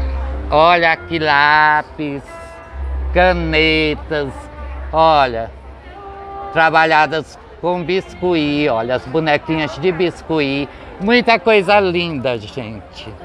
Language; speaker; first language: Portuguese; native; Portuguese